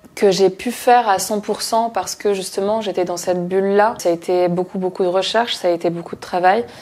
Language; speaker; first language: French; native; French